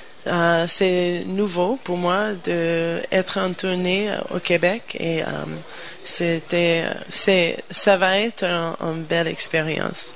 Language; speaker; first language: French; non-native, learner; English